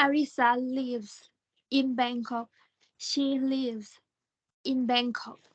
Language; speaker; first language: English; non-native, learner; Thai